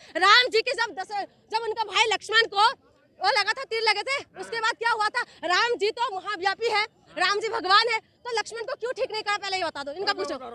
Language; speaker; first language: Hindi; non-native, local second language; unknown